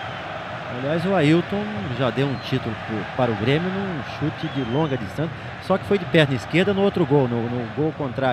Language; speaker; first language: Portuguese; native; Portuguese